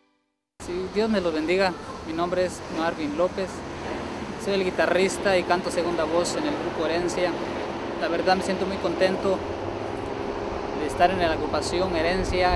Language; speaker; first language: Spanish; native; Spanish